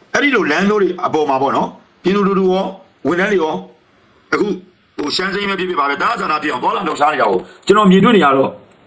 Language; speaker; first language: Burmese; native; Burmese